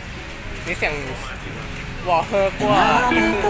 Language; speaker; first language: Chinese; non-native, learner; Thai